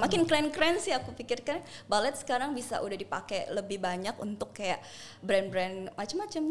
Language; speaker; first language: Indonesian; early bilingual, heritage; Indonesian